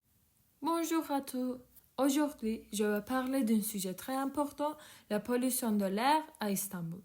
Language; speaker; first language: French; non-native, learner; Turkish